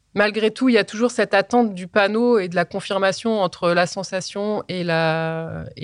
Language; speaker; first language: French; native; French